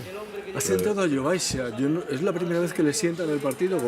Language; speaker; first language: Spanish; native; Spanish